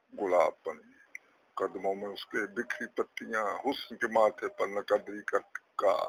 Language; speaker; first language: Urdu; non-native, local second language; Punjabi